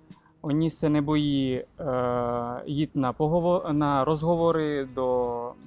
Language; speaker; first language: Czech; non-native, fluent; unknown